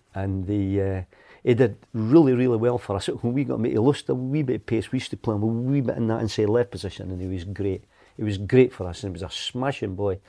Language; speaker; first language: English; native; English